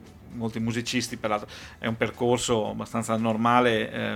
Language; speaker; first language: Italian; native; Italian